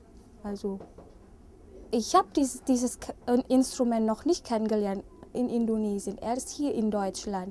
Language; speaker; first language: German; non-native, fluent; Indonesian